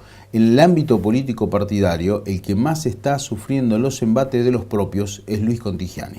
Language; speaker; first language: Spanish; native; Spanish